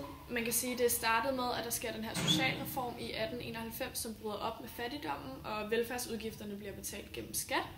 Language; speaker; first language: Danish; native; Danish